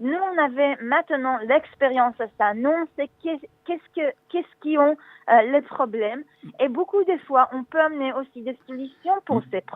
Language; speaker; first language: French; non-native, learner; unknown